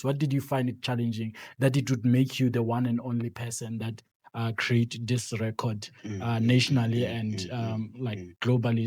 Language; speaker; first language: English; non-native, local second language; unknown